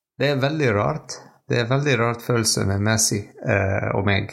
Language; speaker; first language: Norwegian; non-native, fluent; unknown